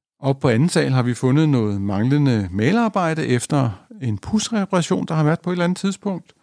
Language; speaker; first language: Danish; native; Danish